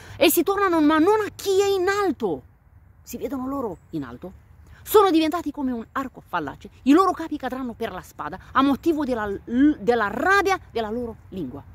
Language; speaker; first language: Italian; non-native, fluent; Romanian